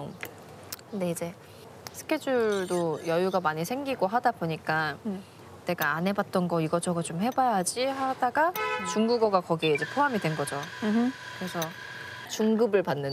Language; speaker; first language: Korean; native; Korean